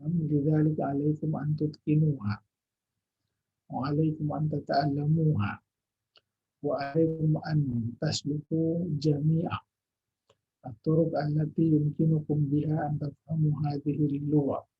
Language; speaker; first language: Arabic; non-native, fluent; Indonesian